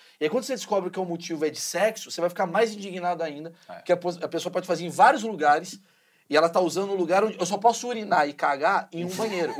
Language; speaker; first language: Portuguese; native; Portuguese